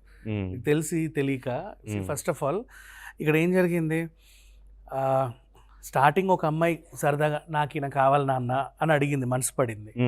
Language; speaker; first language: Telugu; native; Telugu